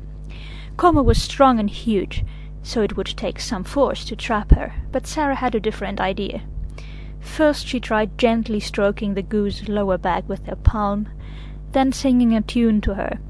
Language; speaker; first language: English; non-native, fluent; Catalan